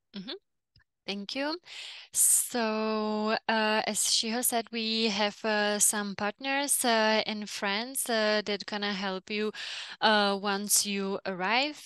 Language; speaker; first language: English; non-native, fluent; Czech